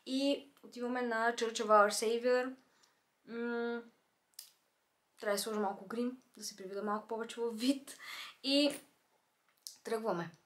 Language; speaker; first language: Bulgarian; native; Bulgarian